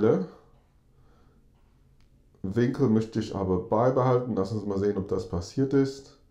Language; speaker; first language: German; non-native, fluent; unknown